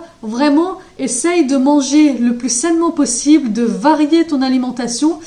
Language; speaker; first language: French; native; French